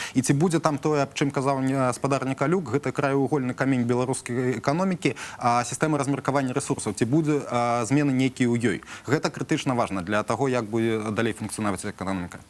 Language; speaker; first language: Belarusian; non-native, local second language; Russian